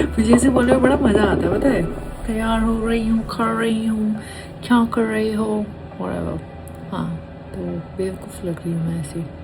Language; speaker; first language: Hindi; non-native, local second language; Punjabi